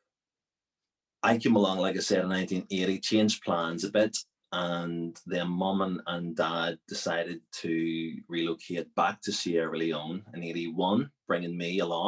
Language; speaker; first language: English; native; English